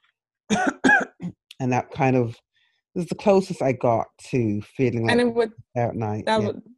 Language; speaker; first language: English; native; English